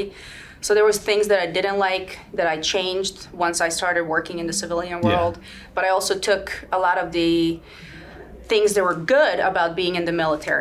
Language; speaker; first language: English; non-native, fluent; Swedish